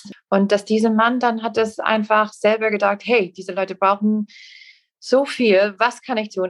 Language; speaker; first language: German; non-native, fluent; English